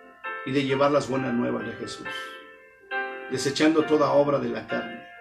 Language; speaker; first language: Spanish; native; Spanish